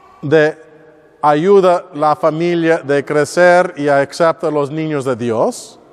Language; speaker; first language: Spanish; non-native, learner; English